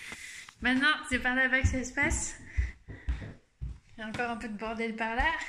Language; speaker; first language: French; native; French